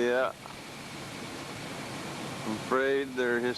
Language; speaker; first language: English; native; English